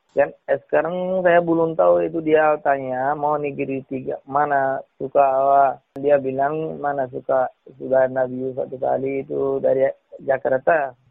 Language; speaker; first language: Indonesian; non-native, learner; Rohingya